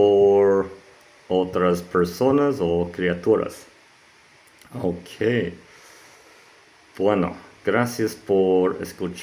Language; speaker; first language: Spanish; non-native, learner; English